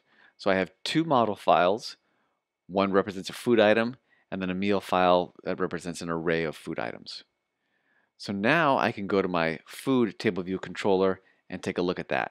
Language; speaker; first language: English; native; English